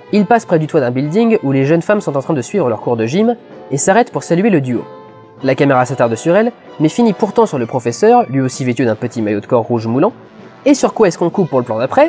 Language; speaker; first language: French; native; French